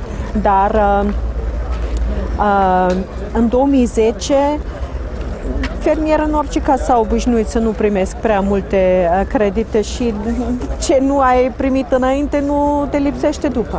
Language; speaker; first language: Romanian; non-native, fluent; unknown